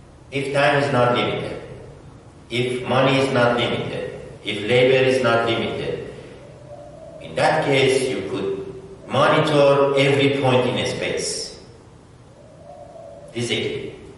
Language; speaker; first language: English; non-native, fluent; Persian